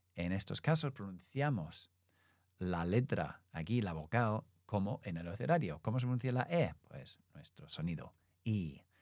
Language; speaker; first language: Spanish; non-native, fluent; English